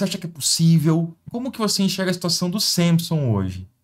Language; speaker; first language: Portuguese; native; Portuguese